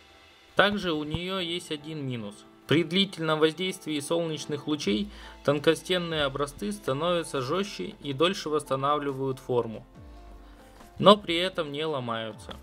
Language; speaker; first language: Russian; native; Russian